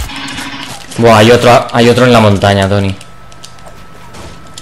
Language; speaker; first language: Spanish; native; Spanish